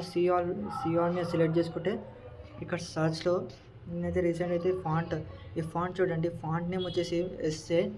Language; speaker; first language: Telugu; native; Telugu